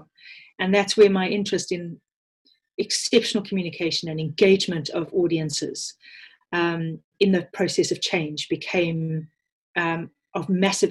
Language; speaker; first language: English; native; English